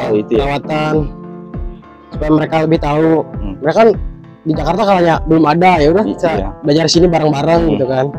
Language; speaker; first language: Indonesian; native; Indonesian